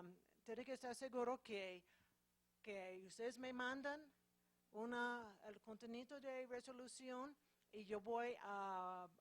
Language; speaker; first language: Spanish; non-native, fluent; English